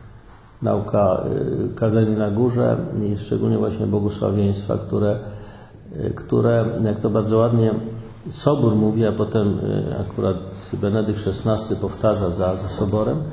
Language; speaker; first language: Polish; native; Polish